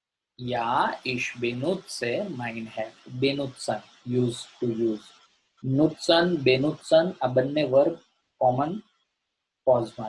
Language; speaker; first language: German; non-native, learner; Gujarati